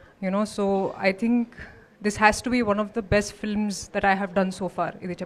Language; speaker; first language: Telugu; non-native, fluent; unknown